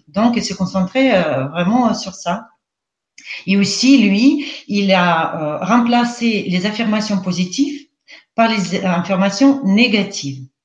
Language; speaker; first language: French; non-native, fluent; Russian